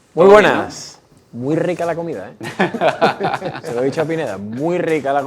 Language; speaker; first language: Spanish; native; Spanish